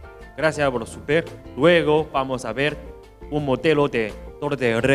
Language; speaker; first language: Spanish; non-native, learner; Chinese